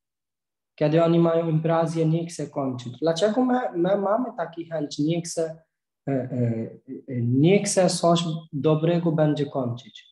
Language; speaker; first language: Polish; non-native, learner; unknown